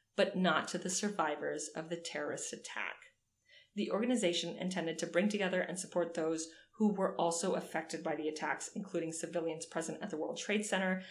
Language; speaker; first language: English; native; English